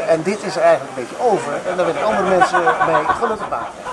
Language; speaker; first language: Dutch; native; Dutch